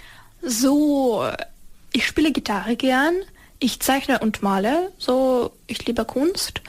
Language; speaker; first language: German; non-native, learner; Ukrainian